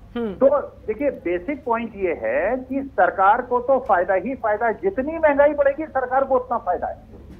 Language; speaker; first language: Hindi; native; Hindi